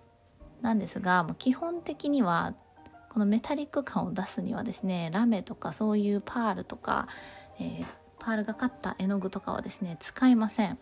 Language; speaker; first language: Japanese; native; Japanese